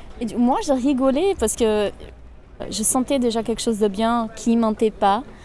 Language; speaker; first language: French; non-native, fluent; Portuguese